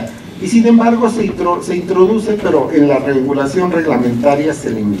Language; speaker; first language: Spanish; native; Spanish